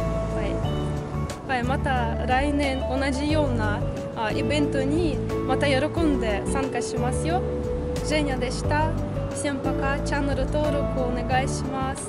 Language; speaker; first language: Japanese; non-native, fluent; Russian